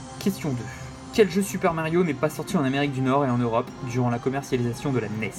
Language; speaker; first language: French; native; French